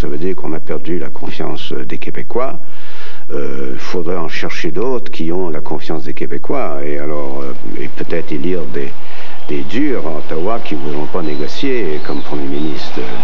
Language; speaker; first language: French; native; French